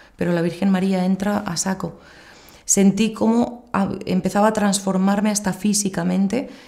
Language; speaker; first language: Spanish; native; Spanish